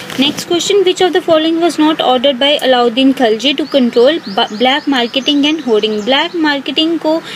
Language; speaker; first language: Hindi; native; Hindi